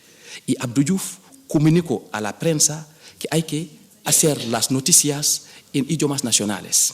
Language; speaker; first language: Spanish; non-native, fluent; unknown